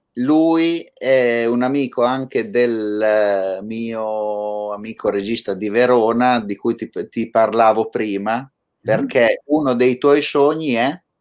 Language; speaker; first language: Italian; native; Italian